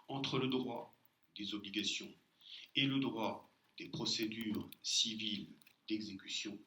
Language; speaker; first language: French; native; French